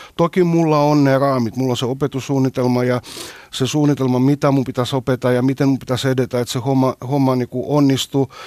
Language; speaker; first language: Finnish; non-native, fluent; Greek